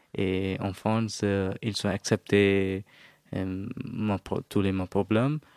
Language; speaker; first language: French; non-native, fluent; Sinhala